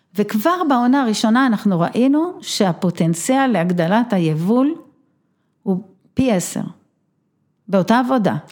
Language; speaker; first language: Hebrew; native; Hebrew